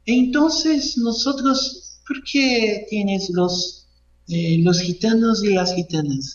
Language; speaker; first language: Spanish; non-native, fluent; Portuguese